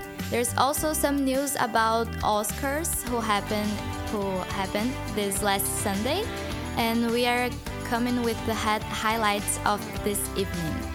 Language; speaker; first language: English; non-native, fluent; Portuguese